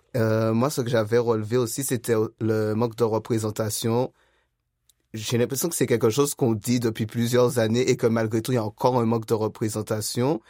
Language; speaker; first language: French; native; French